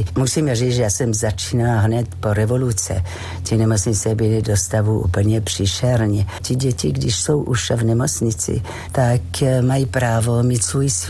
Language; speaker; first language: Czech; non-native, fluent; French